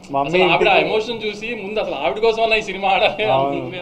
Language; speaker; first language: Telugu; native; Telugu